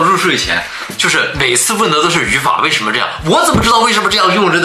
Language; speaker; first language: Chinese; native; Chinese